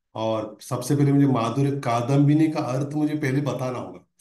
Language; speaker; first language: Hindi; non-native, local second language; Marathi